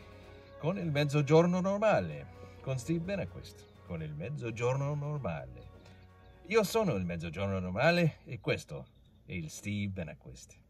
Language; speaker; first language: Italian; non-native, learner; English